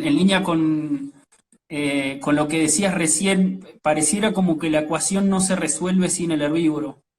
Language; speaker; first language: Spanish; native; Spanish